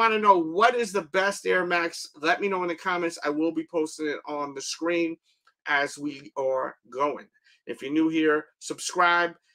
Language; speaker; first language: English; native; English